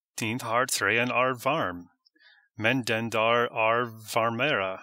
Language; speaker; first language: Swedish; non-native, learner; English